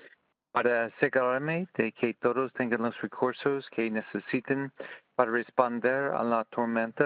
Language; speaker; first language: Spanish; non-native, learner; English